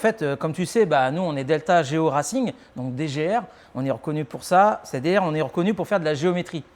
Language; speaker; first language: French; native; French